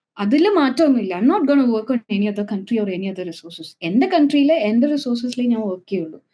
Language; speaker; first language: Malayalam; native; Malayalam